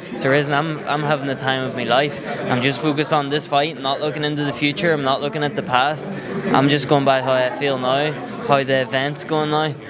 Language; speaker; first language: English; native; English